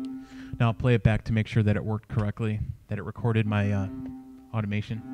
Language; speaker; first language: English; native; English